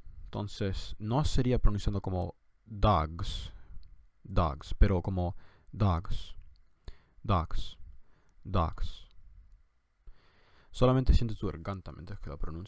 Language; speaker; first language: Spanish; non-native, fluent; English